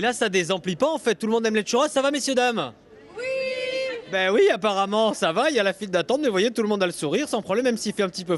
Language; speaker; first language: French; native; French